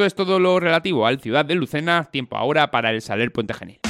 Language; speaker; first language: Spanish; native; Spanish